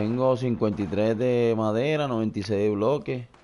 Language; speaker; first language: Spanish; native; Spanish